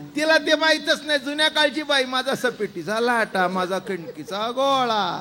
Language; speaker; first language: Marathi; native; Marathi